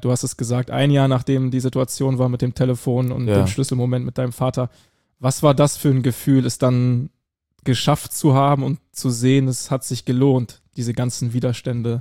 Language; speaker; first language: German; native; German